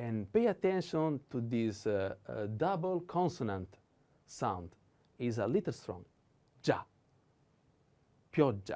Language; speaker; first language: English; non-native, fluent; Italian